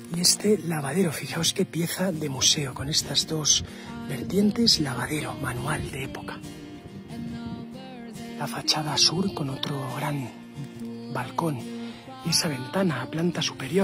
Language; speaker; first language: Spanish; native; Spanish